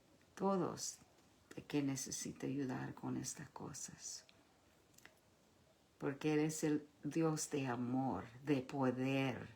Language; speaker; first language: Spanish; early bilingual, heritage; Spanish